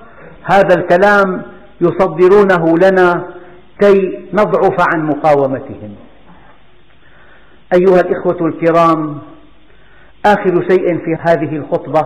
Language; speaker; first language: Arabic; native; Arabic